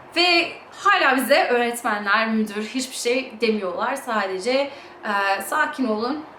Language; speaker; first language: Turkish; early bilingual, heritage; English